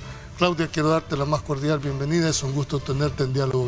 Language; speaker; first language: Spanish; native; Spanish